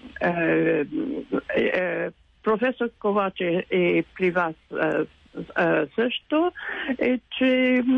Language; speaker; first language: Bulgarian; non-native, learner; English